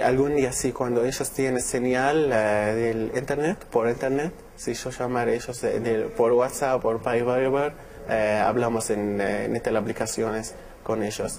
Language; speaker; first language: Spanish; non-native, learner; Arabic